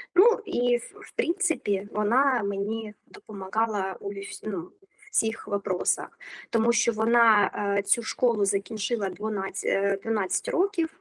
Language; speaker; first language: Ukrainian; native; Ukrainian